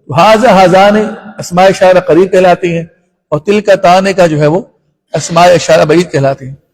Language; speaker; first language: Urdu; non-native, local second language; Punjabi